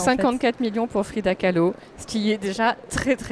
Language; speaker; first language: French; native; French